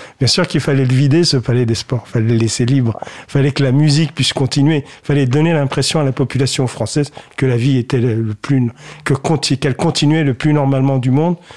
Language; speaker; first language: French; early bilingual, other home language; Kabyle